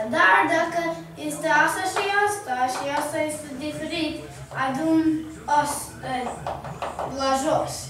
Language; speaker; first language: Romanian; early bilingual, heritage; Romanian